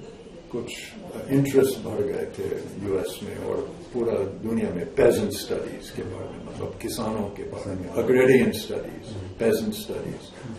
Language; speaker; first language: Hindi; non-native, fluent; English